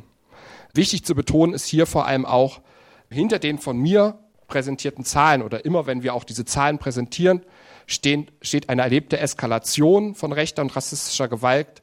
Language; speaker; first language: German; native; German